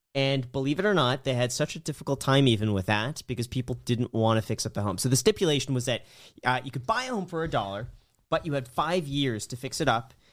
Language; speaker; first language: English; native; English